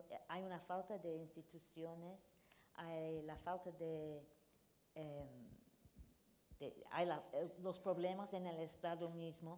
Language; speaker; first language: Spanish; non-native, fluent; English